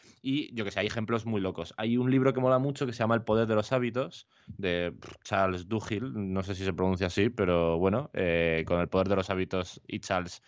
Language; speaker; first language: Spanish; native; Spanish